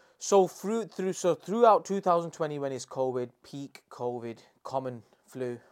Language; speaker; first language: English; non-native, local second language; Urdu